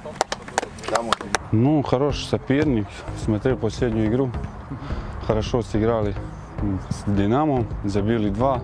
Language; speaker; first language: Russian; non-native, learner; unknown